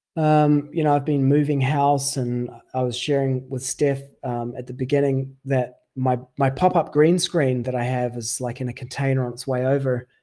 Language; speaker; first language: English; native; English